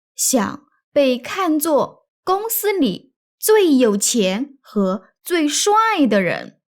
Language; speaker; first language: Chinese; native; Chinese